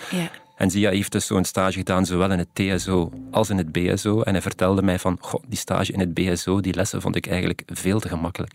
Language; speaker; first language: Dutch; native; Dutch